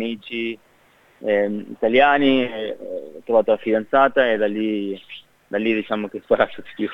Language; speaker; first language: Italian; non-native, fluent; Spanish